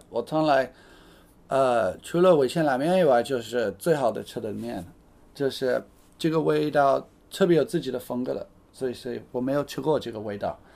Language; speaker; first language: Chinese; non-native, fluent; English